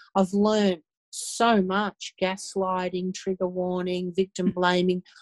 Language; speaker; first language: English; native; English